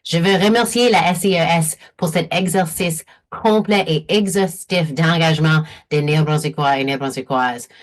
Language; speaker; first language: French; non-native, local second language; English